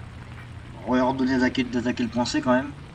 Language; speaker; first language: French; native; French